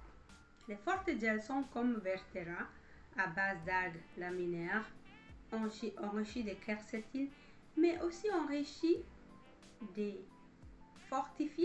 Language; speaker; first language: French; non-native, fluent; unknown